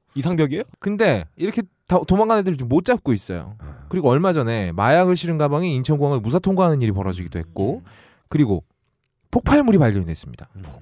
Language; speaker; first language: Korean; native; Korean